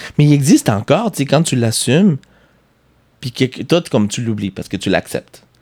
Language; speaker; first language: French; non-native, fluent; Spanish